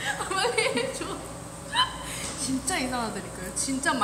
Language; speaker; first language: Korean; non-native, fluent; Thai